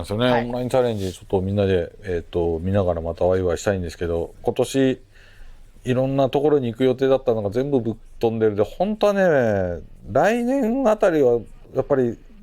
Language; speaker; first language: Japanese; native; Japanese